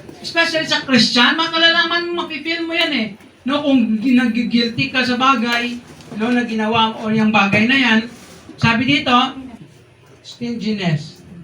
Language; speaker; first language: Filipino; non-native, local second language; Hiligaynon